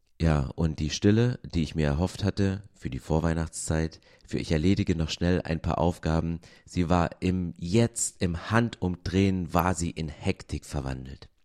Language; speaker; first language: German; native; German